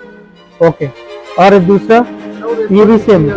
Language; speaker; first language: Hindi; non-native, learner; Bangla